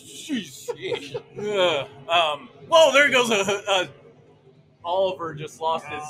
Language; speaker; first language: English; native; English